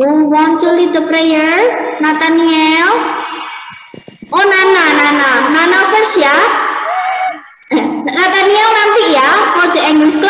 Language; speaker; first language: English; non-native, learner; Indonesian